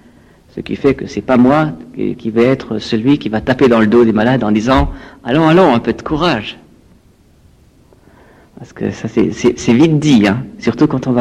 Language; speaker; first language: French; native; French